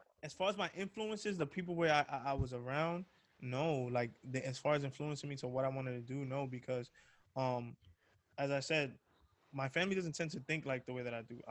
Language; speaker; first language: English; native; English